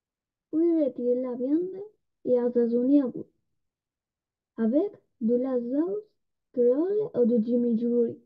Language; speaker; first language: French; non-native, learner; Spanish